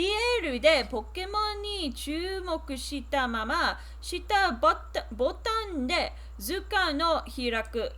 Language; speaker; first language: Japanese; non-native, learner; English